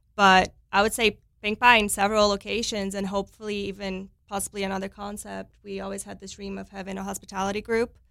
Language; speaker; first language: English; non-native, fluent; Portuguese